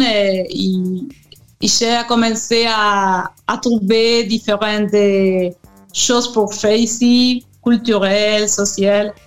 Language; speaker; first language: French; non-native, learner; Spanish